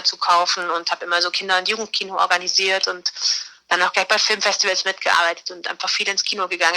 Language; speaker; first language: German; native; German